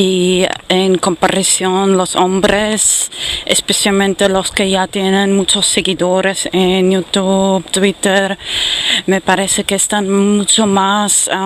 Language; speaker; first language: Spanish; non-native, fluent; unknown